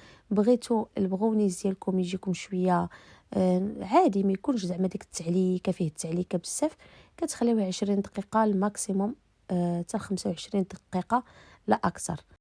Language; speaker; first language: Arabic; native; Arabic